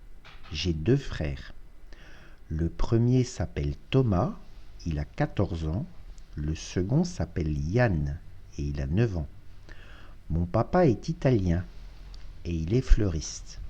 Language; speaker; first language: French; non-native, fluent; Russian